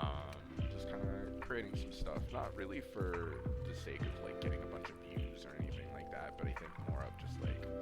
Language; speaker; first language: English; native; English